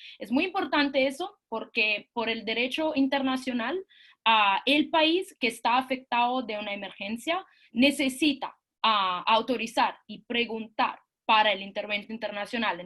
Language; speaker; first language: Spanish; non-native, fluent; Italian